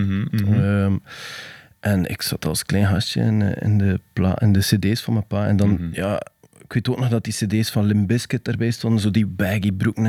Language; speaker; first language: Dutch; native; Dutch